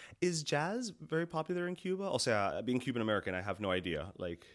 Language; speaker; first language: English; early bilingual, other home language; Spanish